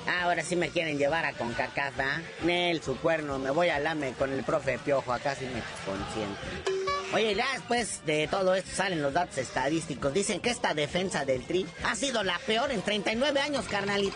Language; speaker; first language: Spanish; native; Spanish